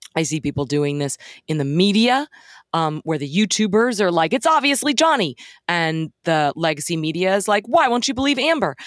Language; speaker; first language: English; native; English